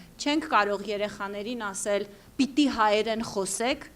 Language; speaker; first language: Armenian; early bilingual, heritage; Armenian